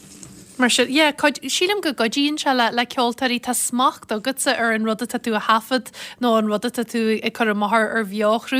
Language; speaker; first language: Irish; native; Irish